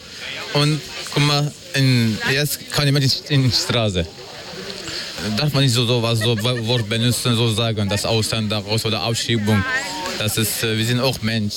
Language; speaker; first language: German; non-native, learner; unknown